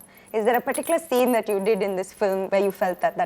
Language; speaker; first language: Telugu; non-native, fluent; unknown